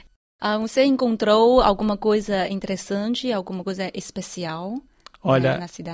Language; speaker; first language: Portuguese; non-native, fluent; Chinese